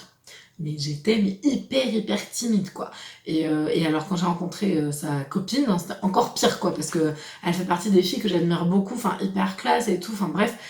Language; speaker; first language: French; native; French